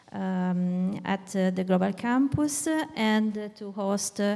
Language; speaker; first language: English; non-native, fluent; Italian